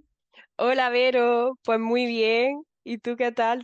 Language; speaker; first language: Spanish; native; Spanish